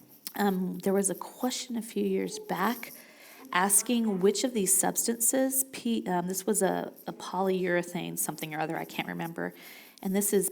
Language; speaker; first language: English; native; English